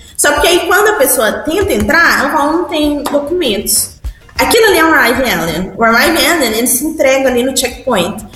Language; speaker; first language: Portuguese; early bilingual, heritage; Portuguese